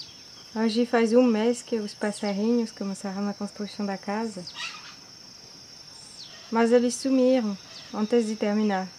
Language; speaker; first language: Portuguese; non-native, fluent; French